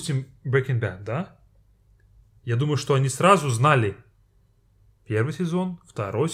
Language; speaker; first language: Russian; non-native, fluent; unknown